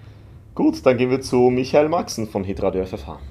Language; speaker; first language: German; native; German